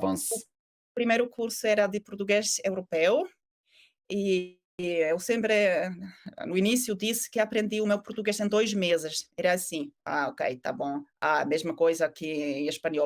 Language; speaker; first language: Portuguese; non-native, fluent; Finnish